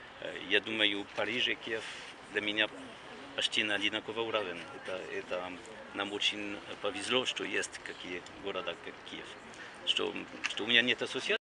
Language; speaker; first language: Russian; non-native, learner; French